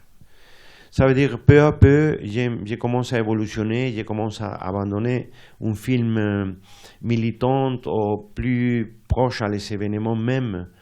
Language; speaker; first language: French; non-native, fluent; Spanish